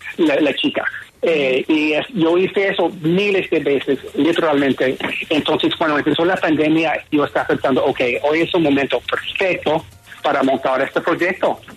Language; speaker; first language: Spanish; non-native, fluent; English